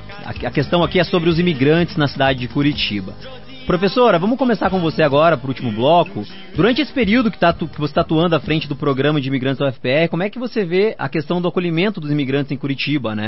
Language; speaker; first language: Portuguese; native; Portuguese